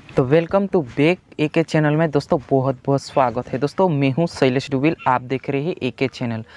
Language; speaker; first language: Hindi; non-native, local second language; Gujarati